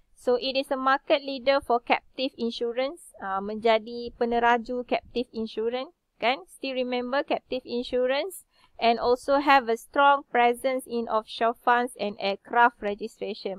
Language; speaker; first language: English; non-native, local second language; Malay